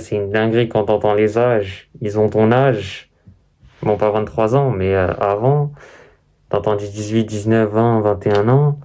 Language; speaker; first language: French; native; French